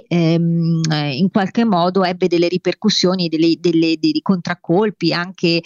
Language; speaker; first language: Italian; native; Italian